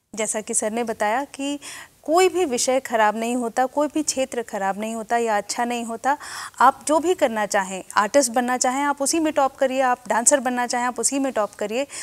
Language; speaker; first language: Hindi; native; Hindi